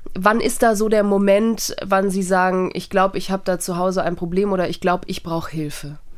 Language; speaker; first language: German; native; German